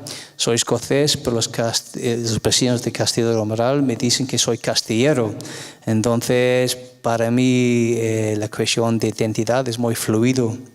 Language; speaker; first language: Spanish; non-native, fluent; English